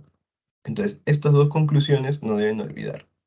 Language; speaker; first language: Spanish; native; Spanish